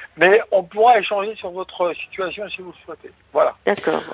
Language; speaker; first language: French; native; French